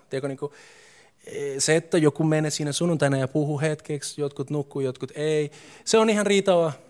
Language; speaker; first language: Finnish; non-native, fluent; Spanish